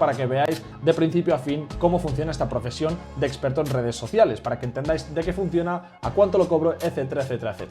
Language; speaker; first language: Spanish; native; Spanish